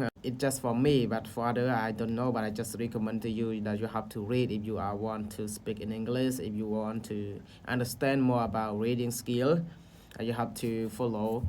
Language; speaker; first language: English; non-native, learner; Khmer